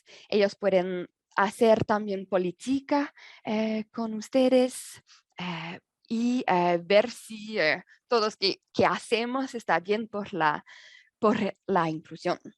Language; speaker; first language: Spanish; non-native, learner; French